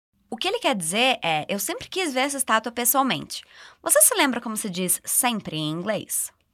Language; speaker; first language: Portuguese; native; Portuguese